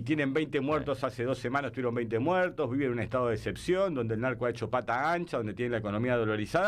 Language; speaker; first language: Spanish; native; Spanish